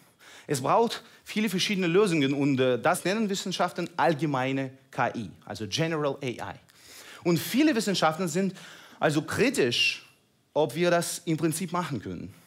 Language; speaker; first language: German; non-native, fluent; Russian